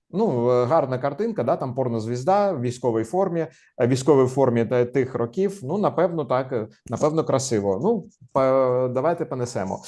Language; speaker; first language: Ukrainian; non-native, local second language; Russian